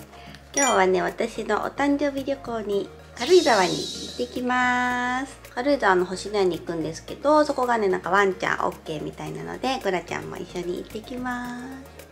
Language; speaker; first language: Japanese; native; Japanese